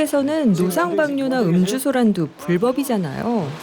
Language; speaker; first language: Korean; native; Korean